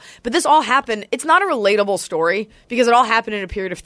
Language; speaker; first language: English; native; English